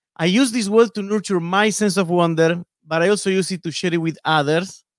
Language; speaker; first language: English; non-native, fluent; Spanish